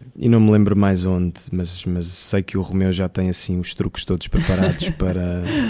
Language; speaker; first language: Portuguese; native; Portuguese